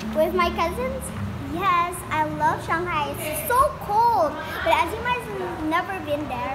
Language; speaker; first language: English; early bilingual, other home language; Indonesian